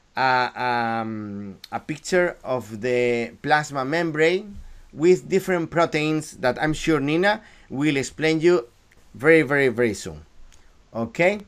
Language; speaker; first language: English; non-native, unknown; Galician